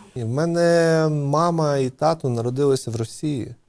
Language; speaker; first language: Ukrainian; non-native, local second language; Russian